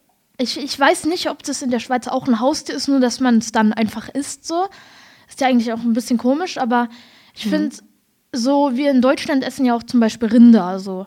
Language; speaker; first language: German; native; German